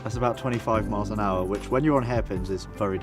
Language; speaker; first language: English; native; English